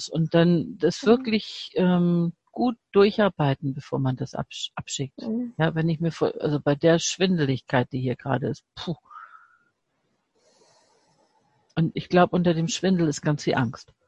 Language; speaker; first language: German; native; German